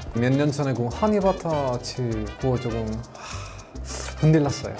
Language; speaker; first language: Korean; non-native, fluent; Spanish